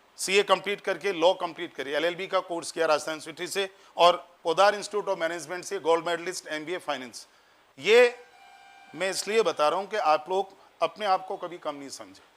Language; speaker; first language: Hindi; native; Hindi